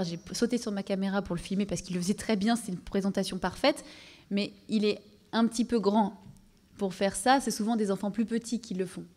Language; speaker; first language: French; native; French